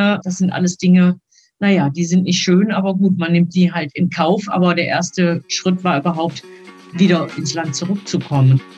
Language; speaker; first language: German; native; German